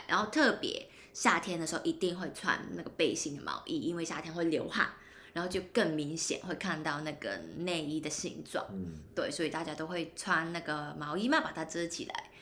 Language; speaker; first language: Chinese; non-native, local second language; Cantonese